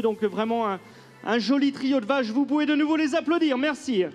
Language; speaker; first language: French; native; French